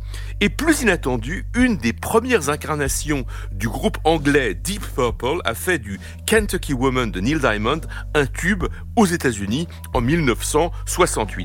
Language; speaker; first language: French; native; French